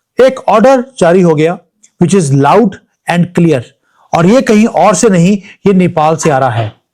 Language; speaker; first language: Hindi; native; Hindi